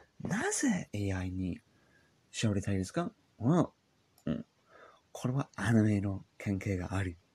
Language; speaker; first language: Japanese; non-native, learner; English